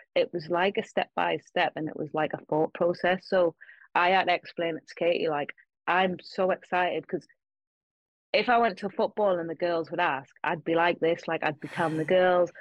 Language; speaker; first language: English; native; English